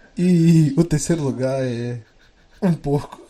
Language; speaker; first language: Portuguese; native; Portuguese